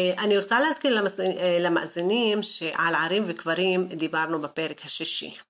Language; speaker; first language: Hebrew; non-native, local second language; Arabic